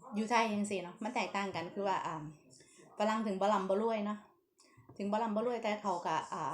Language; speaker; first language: Thai; non-native, local second language; Northeastern Thai